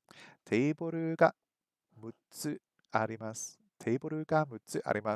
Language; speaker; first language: Japanese; non-native, learner; English